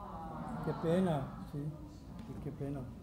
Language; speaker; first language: Spanish; non-native, learner; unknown